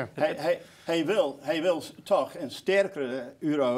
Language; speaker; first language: Dutch; non-native, fluent; English